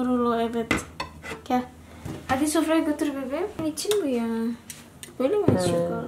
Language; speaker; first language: Turkish; non-native, learner; Indonesian